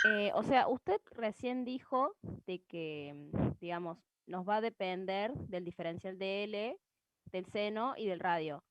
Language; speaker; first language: Spanish; native; Spanish